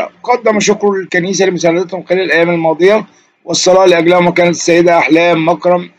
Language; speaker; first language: Arabic; native; Arabic